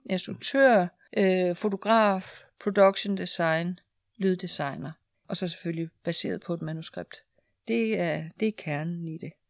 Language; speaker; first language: Danish; native; Danish